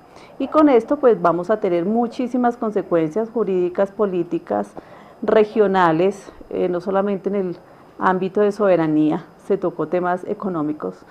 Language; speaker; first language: Spanish; native; Spanish